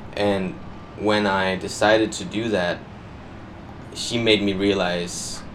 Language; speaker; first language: English; non-native, fluent; Danish